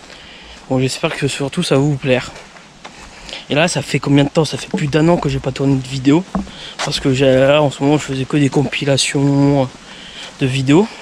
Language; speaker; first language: French; native; French